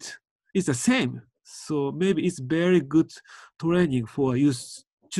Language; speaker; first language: English; non-native, learner; Japanese